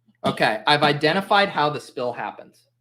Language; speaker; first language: English; native; English